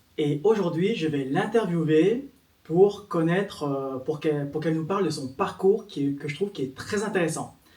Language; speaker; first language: French; early bilingual, other home language; Vietnamese